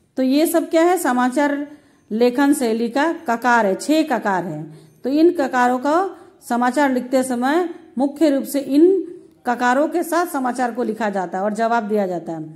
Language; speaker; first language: Hindi; native; Hindi